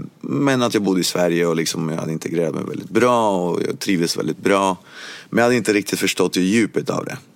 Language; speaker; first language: Swedish; early bilingual, other home language; Spanish